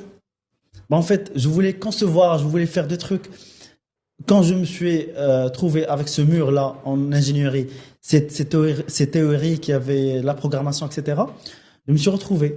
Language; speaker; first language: French; non-native, local second language; Arabic